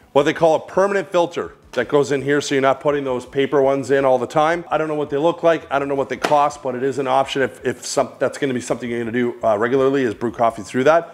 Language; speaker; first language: English; native; English